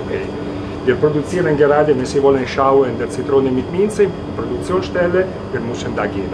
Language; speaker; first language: German; non-native, learner; Italian